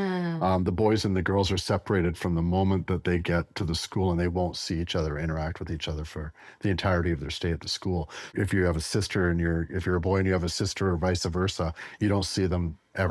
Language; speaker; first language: English; native; English